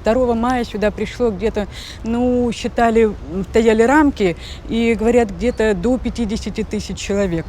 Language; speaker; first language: Russian; native; Russian